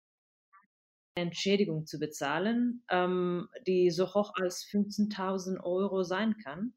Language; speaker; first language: German; non-native, fluent; Spanish